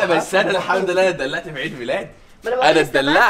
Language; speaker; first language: Arabic; native; Arabic